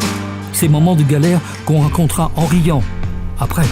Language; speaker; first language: French; native; French